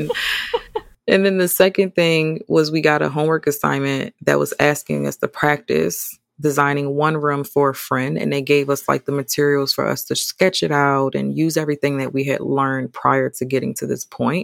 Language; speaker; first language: English; native; English